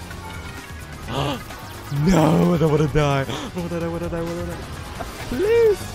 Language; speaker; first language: English; native; English